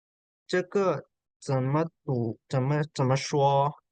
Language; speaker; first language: Chinese; non-native, fluent; Indonesian